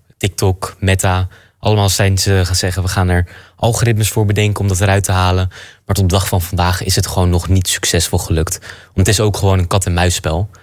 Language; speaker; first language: Dutch; native; Dutch